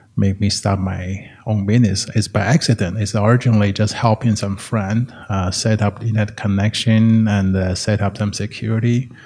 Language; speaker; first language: English; non-native, learner; Chinese